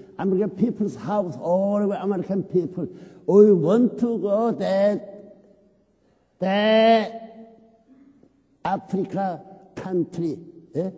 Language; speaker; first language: English; non-native, learner; Korean